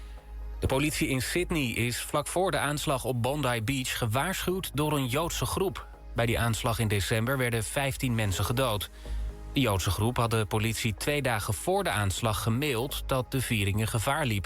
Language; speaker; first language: Dutch; native; Dutch